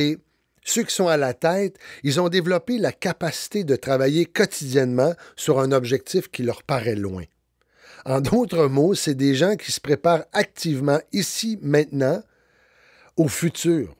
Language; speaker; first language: French; native; French